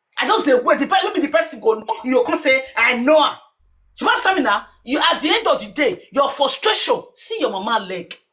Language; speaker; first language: Nigerian Pidgin; native; Nigerian Pidgin